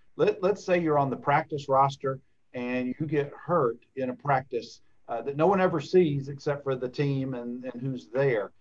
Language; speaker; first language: English; native; English